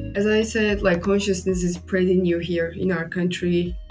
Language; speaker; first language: English; non-native, fluent; Turkish